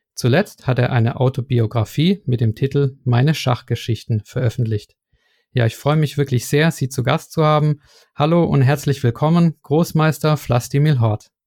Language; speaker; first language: German; native; German